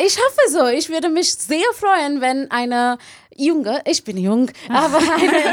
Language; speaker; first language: German; non-native, learner; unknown